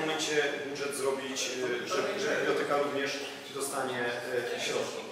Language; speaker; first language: Polish; native; Polish